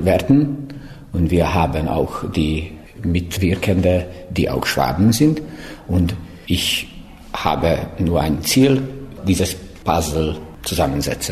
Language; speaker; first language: German; non-native, local second language; Hungarian